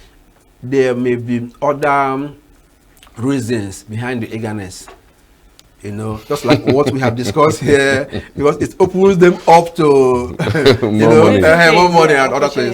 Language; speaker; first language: English; non-native, local second language; Igbo